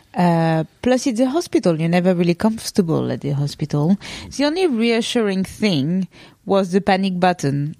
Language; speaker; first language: English; non-native, fluent; French